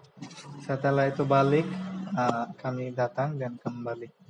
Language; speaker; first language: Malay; non-native, local second language; Bangla